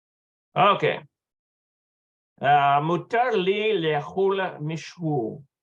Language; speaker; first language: Hebrew; non-native, learner; English